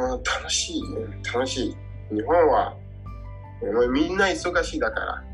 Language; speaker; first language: Japanese; non-native, learner; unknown